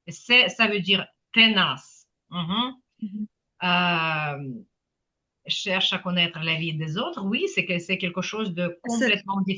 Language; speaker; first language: French; non-native, fluent; Ukrainian